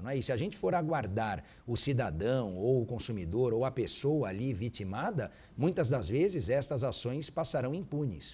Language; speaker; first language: Portuguese; native; Portuguese